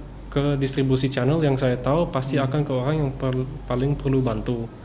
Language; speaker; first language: Indonesian; early bilingual, other home language; English